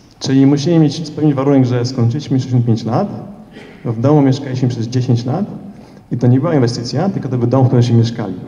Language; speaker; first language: Polish; early bilingual, heritage; Polish